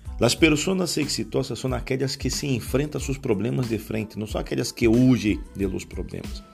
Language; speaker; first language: Portuguese; non-native, learner; Spanish